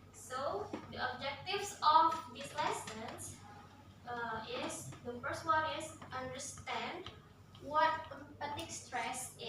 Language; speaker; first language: English; non-native, learner; Indonesian